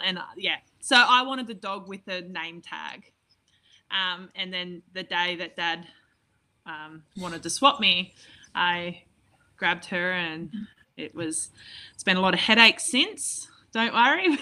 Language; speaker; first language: English; native; English